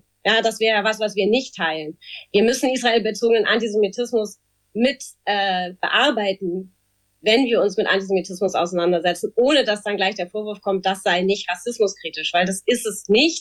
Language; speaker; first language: German; native; German